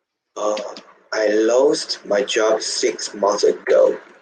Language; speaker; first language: English; non-native, learner; Chinese